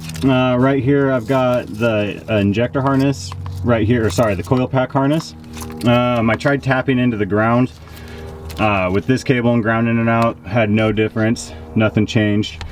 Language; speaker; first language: English; native; English